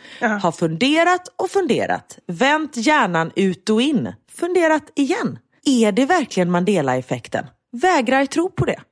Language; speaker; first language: Swedish; native; Swedish